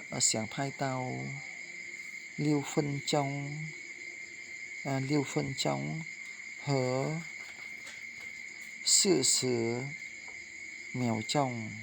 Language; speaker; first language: Chinese; non-native, learner; Khmer